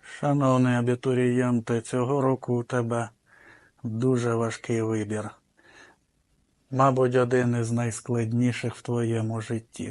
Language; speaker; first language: Ukrainian; native; Ukrainian